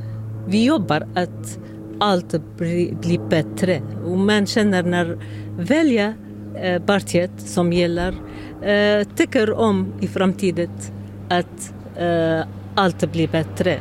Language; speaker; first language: Swedish; non-native, learner; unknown